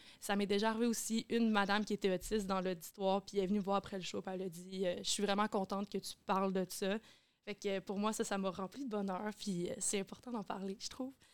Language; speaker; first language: French; native; French